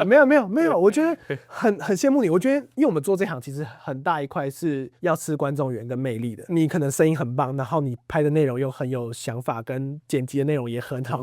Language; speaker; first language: Chinese; native; Chinese